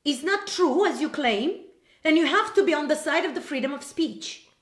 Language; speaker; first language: English; non-native, fluent; Armenian